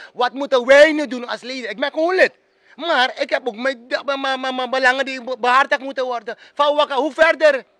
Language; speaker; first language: Dutch; native; Dutch